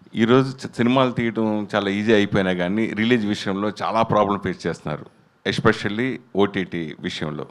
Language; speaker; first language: Telugu; native; Telugu